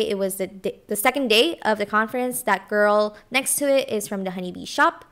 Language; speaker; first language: English; non-native, local second language; Filipino